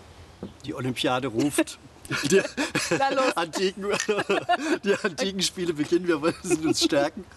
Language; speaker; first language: German; native; German